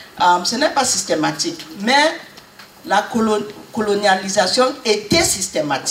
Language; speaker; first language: French; non-native, learner; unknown